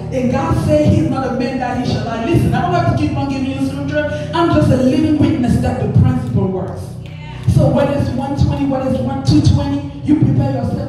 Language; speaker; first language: English; native; English